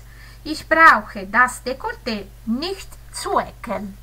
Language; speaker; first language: German; non-native, fluent; Italian